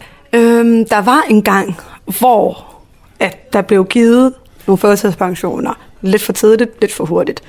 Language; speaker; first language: Danish; early bilingual, other home language; Somali